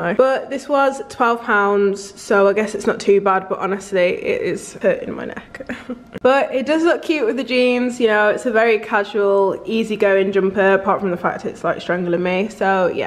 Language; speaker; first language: English; native; English